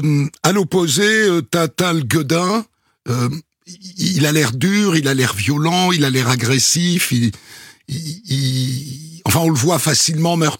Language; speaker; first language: French; native; French